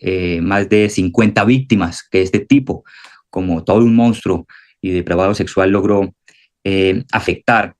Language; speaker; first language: Spanish; native; Spanish